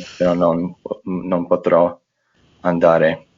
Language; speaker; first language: Italian; non-native, fluent; English